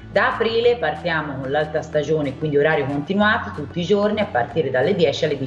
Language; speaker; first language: Italian; native; Italian